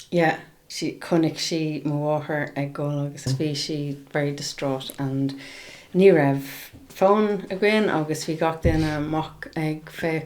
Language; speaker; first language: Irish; non-native, learner; English